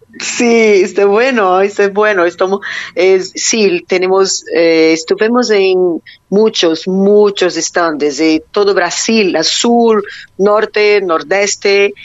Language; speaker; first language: Spanish; non-native, learner; Portuguese